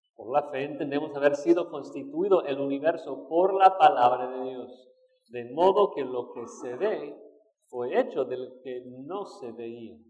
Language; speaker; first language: Spanish; non-native, fluent; English